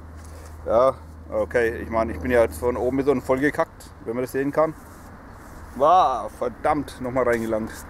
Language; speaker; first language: German; native; German